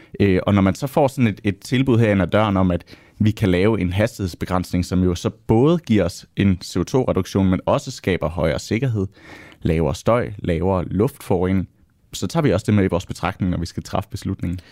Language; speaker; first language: Danish; native; Danish